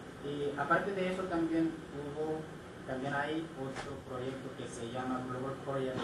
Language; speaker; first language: Spanish; non-native, learner; Korean